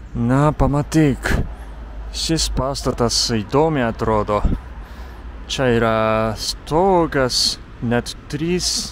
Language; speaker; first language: Lithuanian; non-native, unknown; Japanese